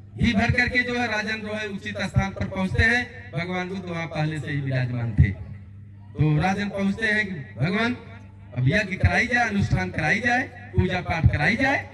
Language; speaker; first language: Hindi; native; Hindi